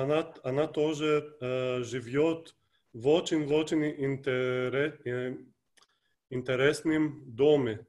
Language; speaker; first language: Russian; non-native, fluent; Greek